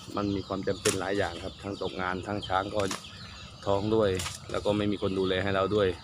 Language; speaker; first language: Thai; non-native, local second language; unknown